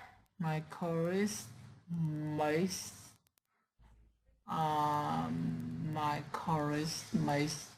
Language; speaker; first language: English; non-native, learner; Vietnamese